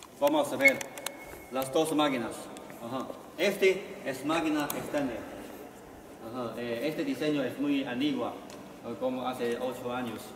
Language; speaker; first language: Spanish; non-native, learner; Chinese